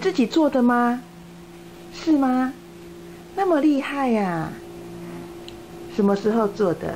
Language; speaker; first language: Chinese; native; Chinese